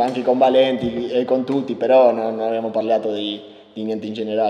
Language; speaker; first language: Italian; non-native, learner; Spanish